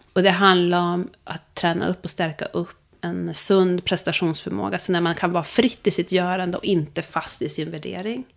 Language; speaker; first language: Swedish; native; Swedish